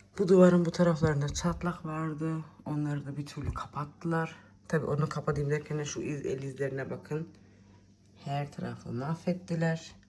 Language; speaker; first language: Turkish; early bilingual, heritage; Turkish